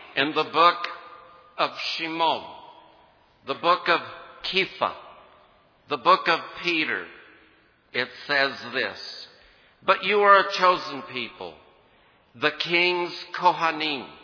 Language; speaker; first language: English; native; English